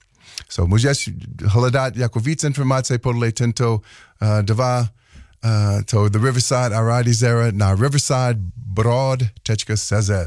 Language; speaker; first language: Czech; non-native, learner; English